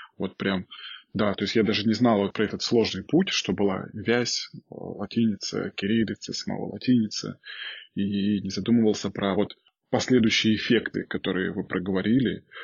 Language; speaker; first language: Russian; native; Russian